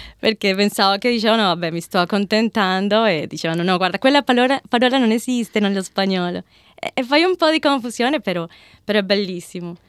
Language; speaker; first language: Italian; non-native, fluent; Spanish